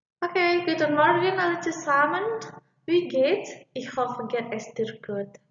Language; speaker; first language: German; non-native, learner; Indonesian